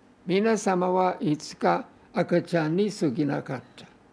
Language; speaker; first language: Japanese; non-native, fluent; English